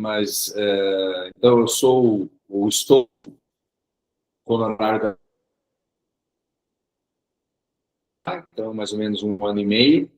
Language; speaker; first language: Portuguese; early bilingual, other home language; Korean